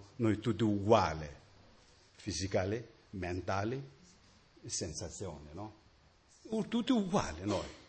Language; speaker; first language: Italian; non-native, learner; Tibetan